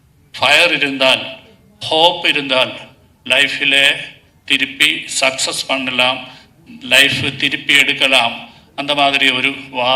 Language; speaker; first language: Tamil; non-native, learner; Malayalam